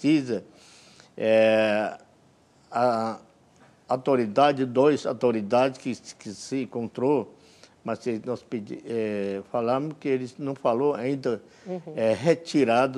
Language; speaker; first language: Portuguese; non-native, local second language; Yanomámi